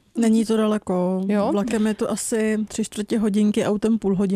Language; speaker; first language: Czech; native; Czech